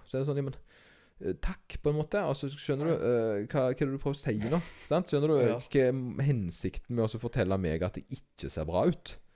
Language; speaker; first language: Norwegian; native; Norwegian